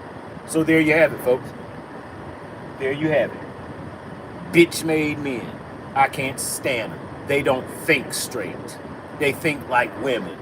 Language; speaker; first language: English; native; English